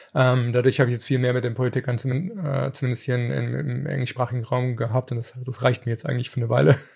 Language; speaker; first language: German; native; German